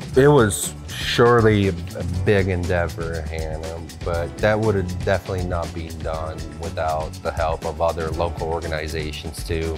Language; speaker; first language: English; non-native, fluent; Portuguese